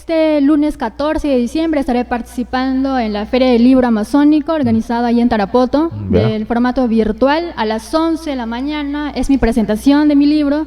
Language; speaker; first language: Spanish; native; Spanish